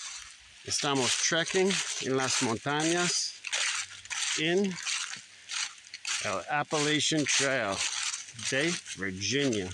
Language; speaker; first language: Spanish; non-native, learner; English